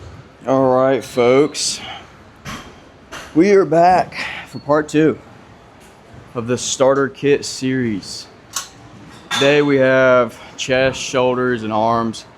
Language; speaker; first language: English; native; English